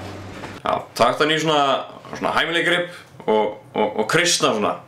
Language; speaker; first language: Icelandic; native; Icelandic